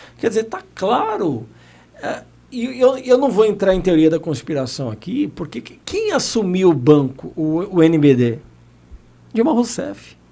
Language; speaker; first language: Portuguese; native; Portuguese